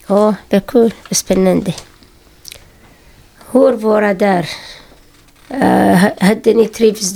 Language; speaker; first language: Swedish; non-native, learner; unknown